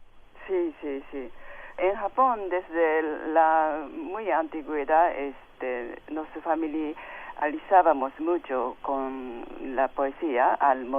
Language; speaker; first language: Spanish; non-native, fluent; Japanese